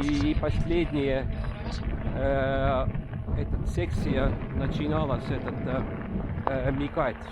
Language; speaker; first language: Russian; non-native, local second language; Estonian